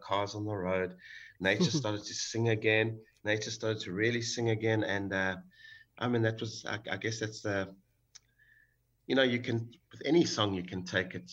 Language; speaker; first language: English; native; English